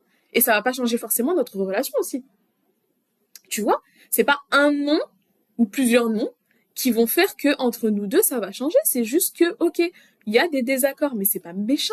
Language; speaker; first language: French; native; French